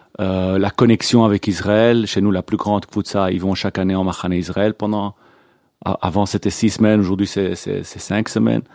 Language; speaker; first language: French; non-native, local second language; Hebrew